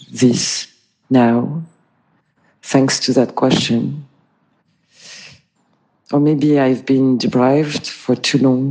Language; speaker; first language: English; native; English